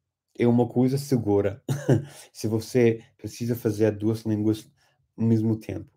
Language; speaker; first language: Portuguese; non-native, fluent; English